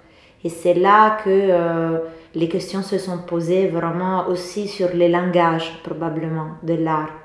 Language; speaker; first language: French; non-native, fluent; Italian